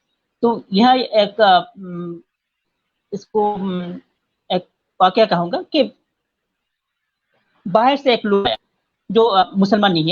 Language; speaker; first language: Hindi; non-native, fluent; Bangla